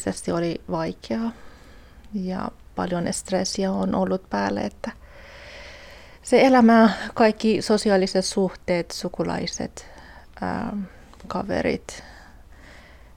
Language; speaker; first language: Finnish; non-native, fluent; Persian